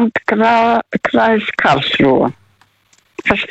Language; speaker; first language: German; non-native, fluent; Russian